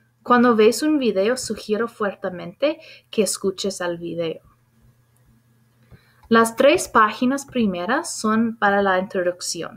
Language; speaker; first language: Spanish; non-native, fluent; English